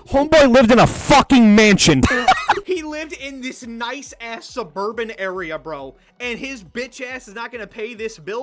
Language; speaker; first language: English; native; English